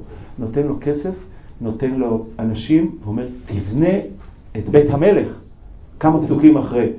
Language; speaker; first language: Hebrew; native; Hebrew